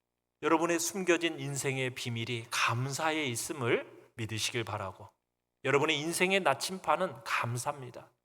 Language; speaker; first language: Korean; native; Korean